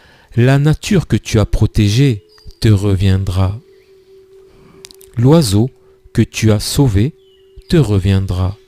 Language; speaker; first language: French; native; French